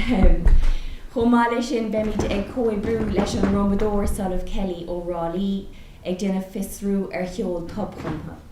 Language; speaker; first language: Irish; non-native, local second language; English